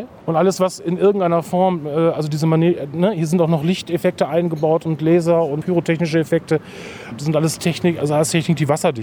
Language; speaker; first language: German; native; German